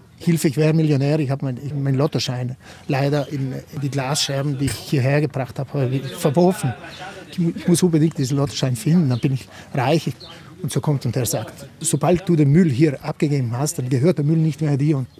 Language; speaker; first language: German; non-native, local second language; Ladin